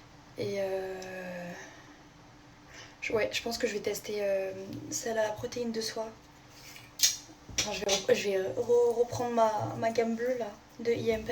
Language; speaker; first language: French; native; French